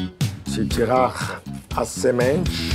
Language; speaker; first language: Portuguese; non-native, fluent; French